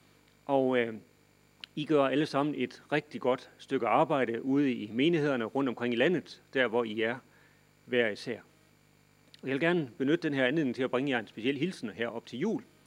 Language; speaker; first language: Danish; native; Danish